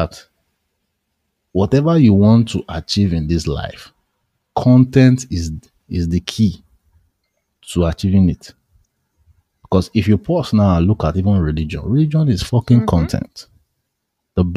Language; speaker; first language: English; non-native, local second language; Yoruba